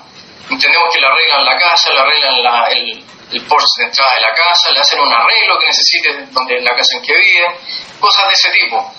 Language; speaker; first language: Spanish; native; Spanish